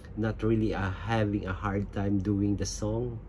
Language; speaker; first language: English; non-native, local second language; Filipino